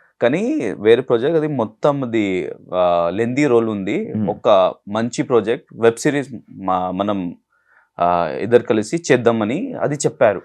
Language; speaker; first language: Telugu; non-native, learner; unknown